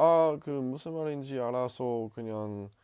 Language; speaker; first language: Korean; non-native, learner; English